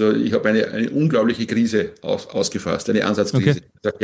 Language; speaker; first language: German; native; German